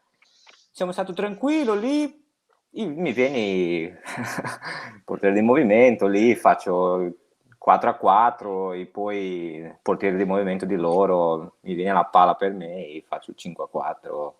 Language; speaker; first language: Italian; non-native, fluent; Portuguese